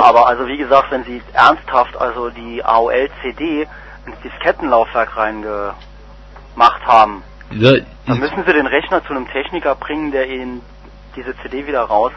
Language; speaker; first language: German; native; German